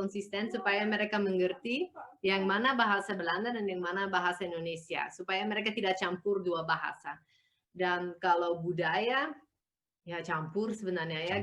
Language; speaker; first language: Indonesian; non-native, fluent; Dutch